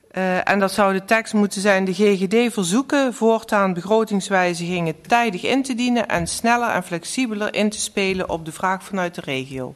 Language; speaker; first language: Dutch; native; Dutch